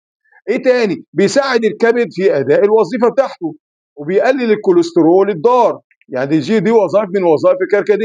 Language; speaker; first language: Arabic; native; Arabic